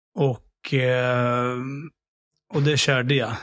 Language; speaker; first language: Swedish; early bilingual, other home language; Syriac